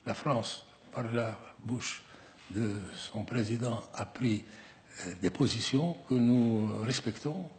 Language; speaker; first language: French; non-native, local second language; Arabic